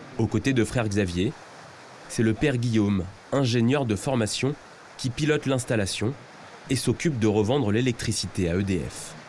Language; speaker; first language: French; native; French